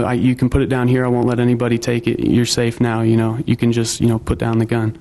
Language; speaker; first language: English; native; English